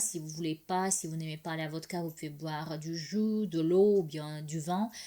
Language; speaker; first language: French; non-native, fluent; Russian